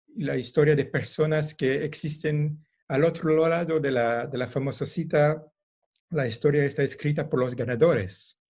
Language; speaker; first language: Spanish; non-native, fluent; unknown